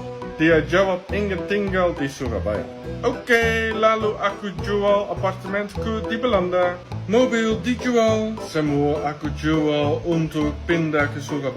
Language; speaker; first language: Indonesian; non-native, learner; Dutch